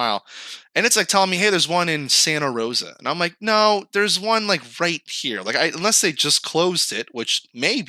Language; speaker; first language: English; native; English